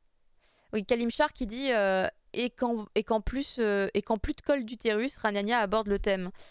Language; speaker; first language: French; native; French